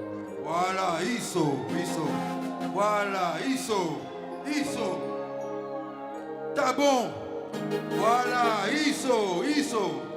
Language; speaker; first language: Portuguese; non-native, learner; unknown